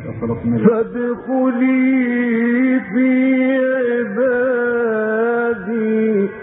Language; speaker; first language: Arabic; native; Arabic